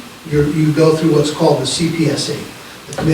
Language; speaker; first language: English; native; English